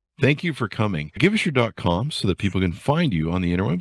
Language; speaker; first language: English; native; English